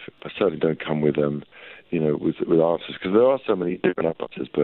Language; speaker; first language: English; native; English